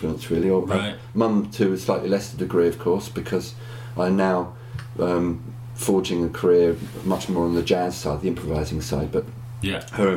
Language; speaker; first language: English; native; English